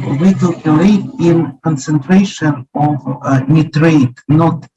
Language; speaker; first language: English; non-native, learner; Ukrainian